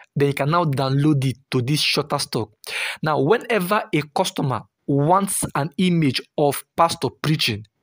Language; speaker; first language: English; non-native, local second language; Igbo